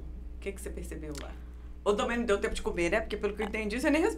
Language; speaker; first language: Portuguese; native; Portuguese